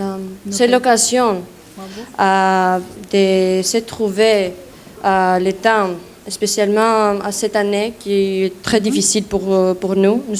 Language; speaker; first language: French; non-native, learner; Greek